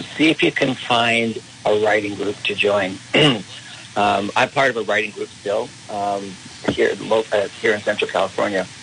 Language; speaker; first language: English; native; English